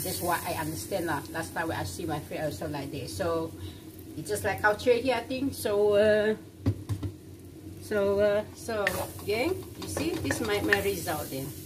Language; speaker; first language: English; non-native, local second language; Malay